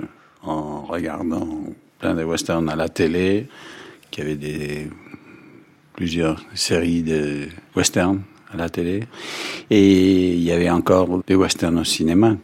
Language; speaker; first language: French; non-native, fluent; Danish